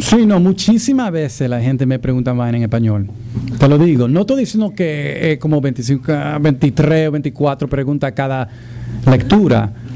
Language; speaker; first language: Spanish; early bilingual, heritage; Spanish